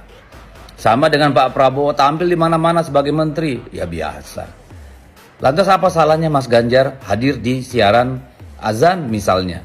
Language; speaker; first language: Indonesian; native; Indonesian